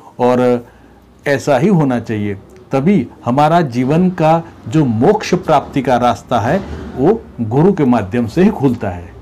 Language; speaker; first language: Hindi; non-native, local second language; Gujarati